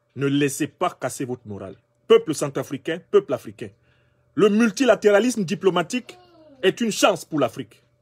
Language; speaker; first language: French; non-native, local second language; Basaa